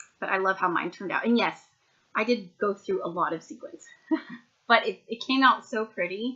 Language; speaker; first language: English; native; English